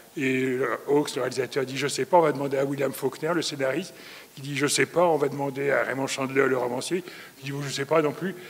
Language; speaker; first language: French; native; French